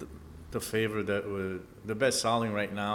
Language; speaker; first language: English; non-native, fluent; Italian